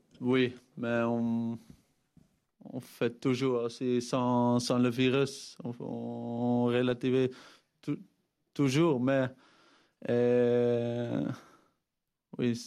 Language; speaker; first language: French; non-native, fluent; Dutch